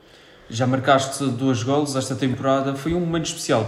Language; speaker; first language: Portuguese; native; Portuguese